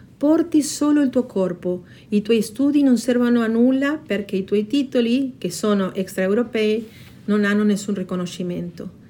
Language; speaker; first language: Italian; non-native, fluent; Spanish